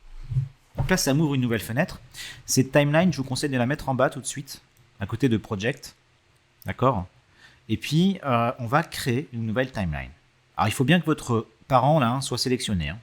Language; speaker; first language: French; native; French